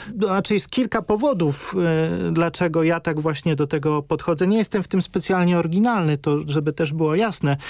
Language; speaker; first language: Polish; native; Polish